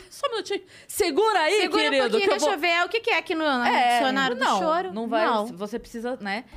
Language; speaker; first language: Portuguese; native; Portuguese